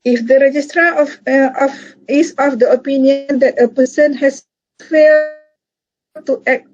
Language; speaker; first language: English; non-native, local second language; Malay